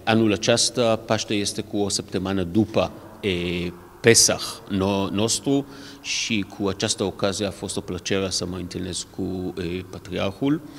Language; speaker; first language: Romanian; early bilingual, heritage; Romanian